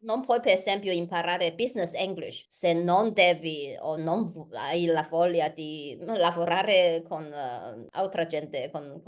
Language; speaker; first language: Italian; non-native, learner; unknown